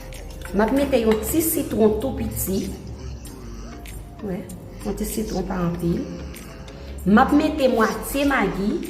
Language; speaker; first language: French; early bilingual, heritage; Haitian Creole